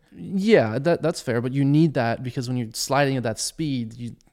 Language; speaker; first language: English; early bilingual, other home language; German